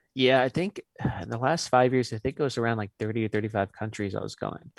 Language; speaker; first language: English; early bilingual, other home language; Hindi